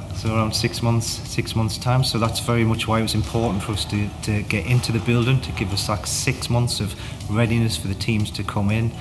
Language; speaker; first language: English; native; English